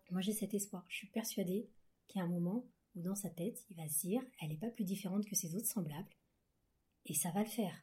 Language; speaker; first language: French; native; French